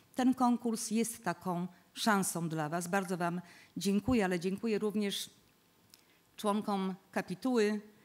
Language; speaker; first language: Polish; native; Polish